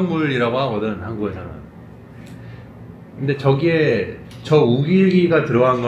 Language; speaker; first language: Korean; native; Korean